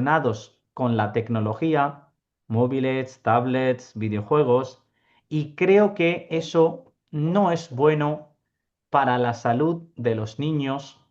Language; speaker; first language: Spanish; non-native, fluent; Urdu